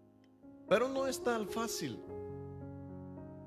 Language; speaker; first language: Spanish; non-native, fluent; Bulgarian